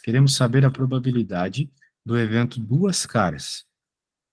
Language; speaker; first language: Portuguese; native; Portuguese